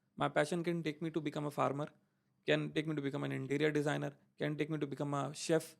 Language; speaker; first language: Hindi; native; Hindi